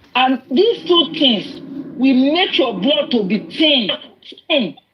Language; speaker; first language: English; non-native, local second language; Yoruba